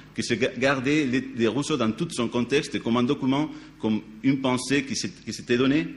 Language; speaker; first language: French; non-native, fluent; Spanish